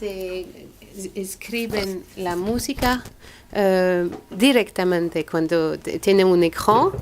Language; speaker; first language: Spanish; non-native, learner; French